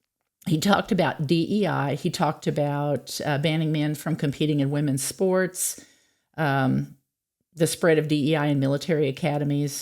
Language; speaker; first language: English; native; English